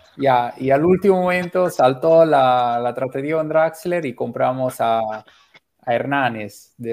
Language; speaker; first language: Spanish; non-native, fluent; Italian